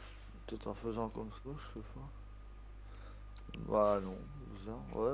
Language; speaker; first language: French; native; French